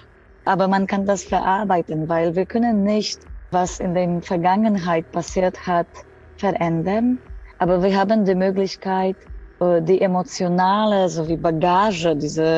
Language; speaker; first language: German; non-native, fluent; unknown